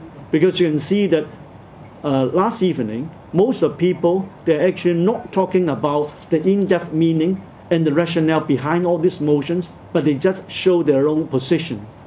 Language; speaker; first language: English; non-native, local second language; Cantonese